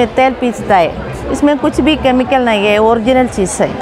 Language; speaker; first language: Hindi; non-native, local second language; Malayalam